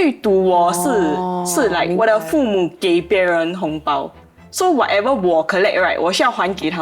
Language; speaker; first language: Chinese; non-native, local second language; English